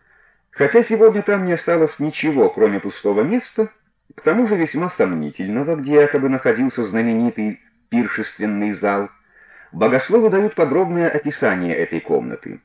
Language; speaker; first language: Russian; native; Russian